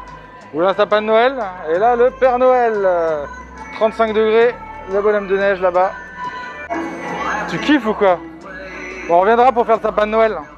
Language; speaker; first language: French; native; French